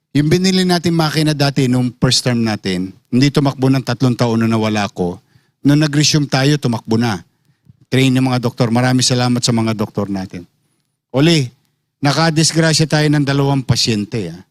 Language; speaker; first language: Filipino; native; Filipino